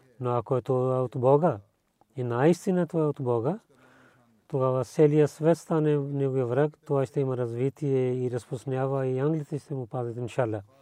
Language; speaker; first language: Bulgarian; non-native, learner; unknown